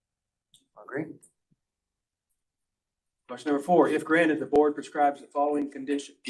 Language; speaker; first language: English; native; English